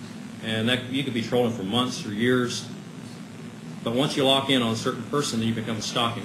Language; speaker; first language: English; native; English